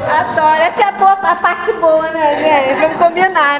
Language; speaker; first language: Portuguese; native; Portuguese